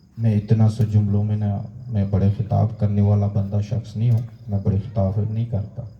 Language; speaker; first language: Urdu; non-native, local second language; Pashto